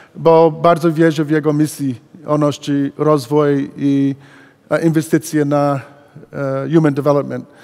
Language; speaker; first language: Polish; non-native, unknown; English